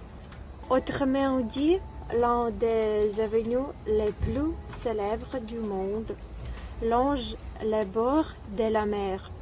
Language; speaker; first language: French; non-native, learner; Ukrainian